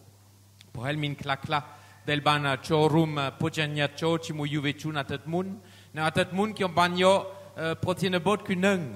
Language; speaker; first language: Khmer; non-native, fluent; French